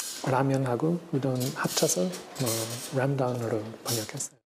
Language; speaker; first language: Korean; non-native, fluent; English